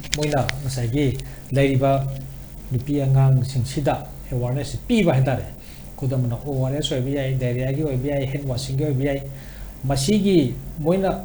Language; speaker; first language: Manipuri; native; Manipuri